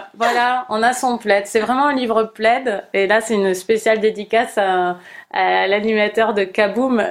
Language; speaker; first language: French; native; French